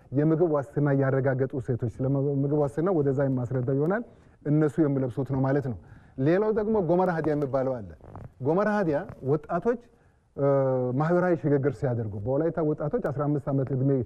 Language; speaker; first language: Amharic; non-native, local second language; Wolaytta